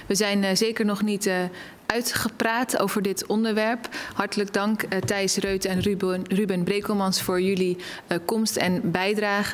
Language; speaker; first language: Dutch; native; Dutch